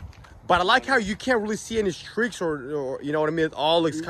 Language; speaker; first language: English; native; English